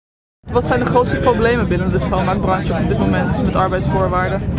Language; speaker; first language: Dutch; native; Dutch